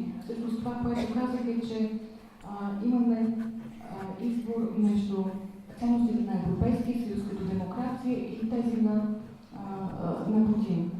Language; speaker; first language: Bulgarian; native; Bulgarian